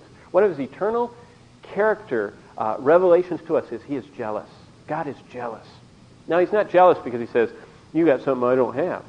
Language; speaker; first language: English; native; English